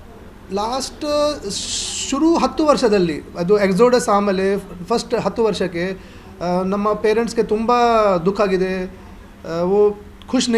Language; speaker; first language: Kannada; non-native, learner; Kashmiri